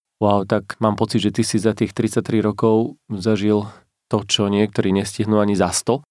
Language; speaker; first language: Slovak; native; Slovak